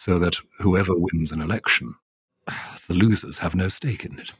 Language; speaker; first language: English; native; English